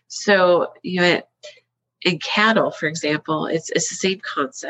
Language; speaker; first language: English; native; English